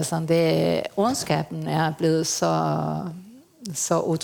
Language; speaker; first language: Danish; non-native, fluent; Spanish